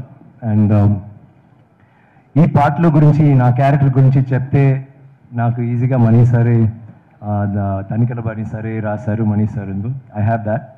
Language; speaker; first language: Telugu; non-native, learner; Tamil